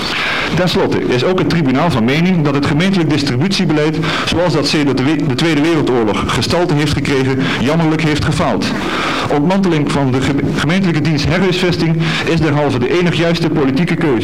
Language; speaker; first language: Dutch; native; Dutch